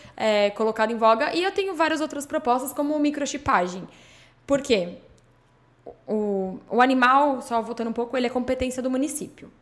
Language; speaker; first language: Portuguese; native; Portuguese